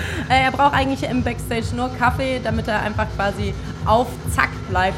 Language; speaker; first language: German; native; German